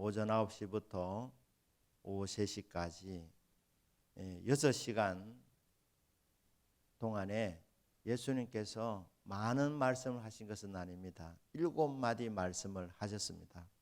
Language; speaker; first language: Korean; native; Korean